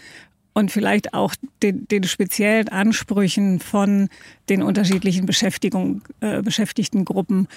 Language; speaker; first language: German; native; German